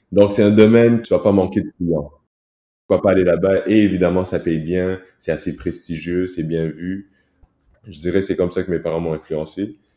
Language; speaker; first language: French; early bilingual, other home language; Kinyarwanda